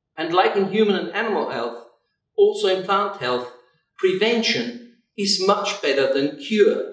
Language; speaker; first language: English; non-native, fluent; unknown